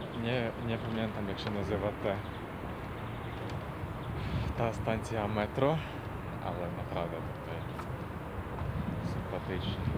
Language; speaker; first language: Polish; non-native, fluent; Ukrainian